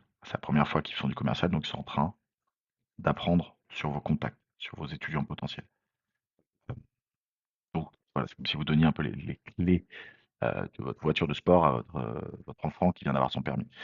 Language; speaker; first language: French; native; French